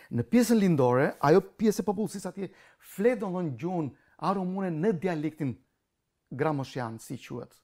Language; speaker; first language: Albanian; non-native, local second language; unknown